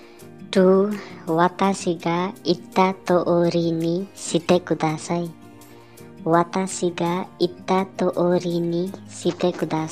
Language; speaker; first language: Japanese; non-native, learner; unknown